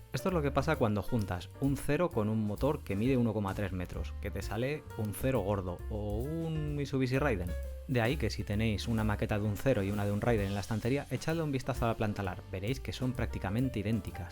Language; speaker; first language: Spanish; native; Spanish